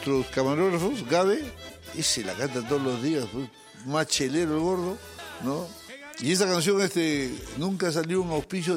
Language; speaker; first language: Spanish; native; Spanish